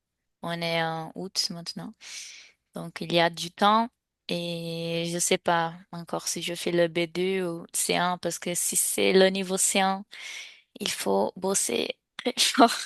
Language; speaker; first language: French; non-native, fluent; Portuguese